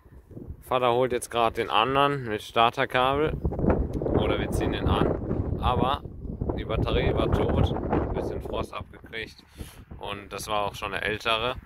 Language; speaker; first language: German; native; German